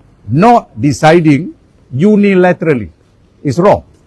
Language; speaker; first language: English; non-native, local second language; Malay